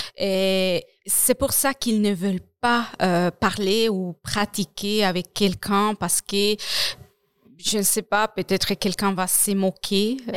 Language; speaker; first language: French; non-native, fluent; Spanish